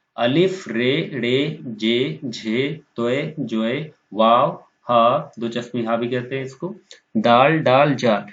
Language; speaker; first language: Hindi; native; Hindi